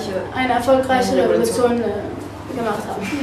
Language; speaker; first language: German; non-native, fluent; Arabic